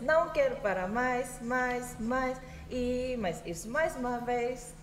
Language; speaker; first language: Portuguese; non-native, learner; Korean